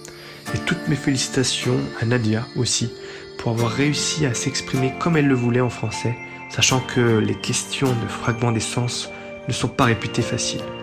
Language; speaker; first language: French; native; French